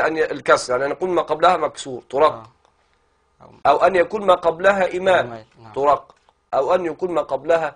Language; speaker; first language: Arabic; native; Arabic